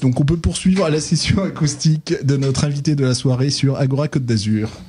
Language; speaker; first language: French; native; French